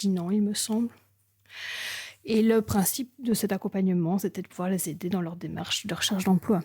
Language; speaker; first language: French; native; French